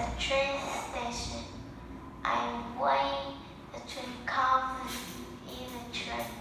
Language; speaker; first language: English; non-native, learner; Vietnamese